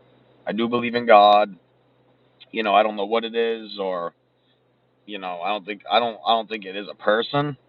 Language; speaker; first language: English; native; English